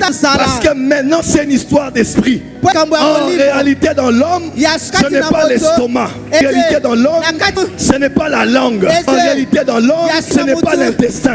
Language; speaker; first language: French; non-native, local second language; Lingala